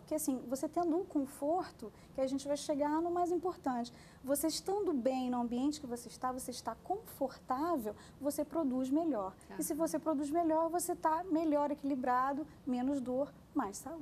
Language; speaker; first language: Portuguese; native; Portuguese